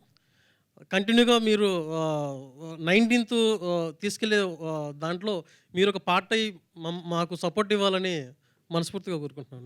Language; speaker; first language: Telugu; native; Telugu